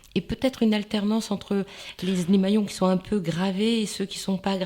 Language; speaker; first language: French; native; French